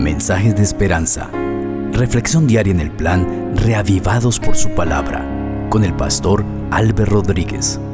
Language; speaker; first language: Spanish; native; Spanish